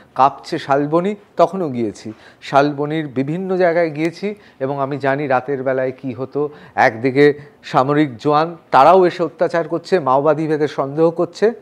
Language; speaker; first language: Bangla; native; Bangla